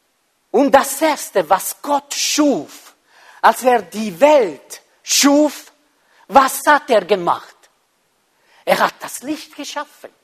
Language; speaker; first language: German; non-native, fluent; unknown